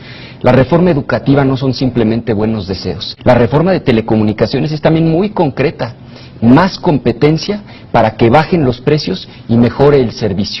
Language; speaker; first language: Spanish; native; Spanish